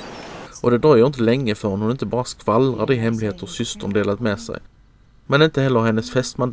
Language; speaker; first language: Swedish; native; Swedish